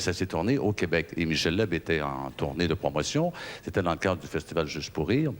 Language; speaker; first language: French; native; French